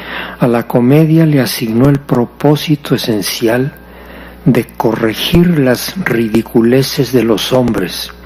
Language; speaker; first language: Spanish; native; Spanish